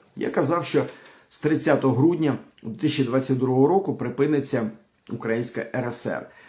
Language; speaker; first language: Ukrainian; non-native, local second language; Russian